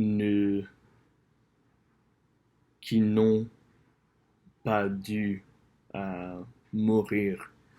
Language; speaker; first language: French; non-native, learner; English